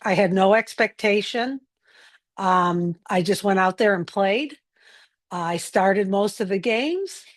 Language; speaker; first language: English; native; English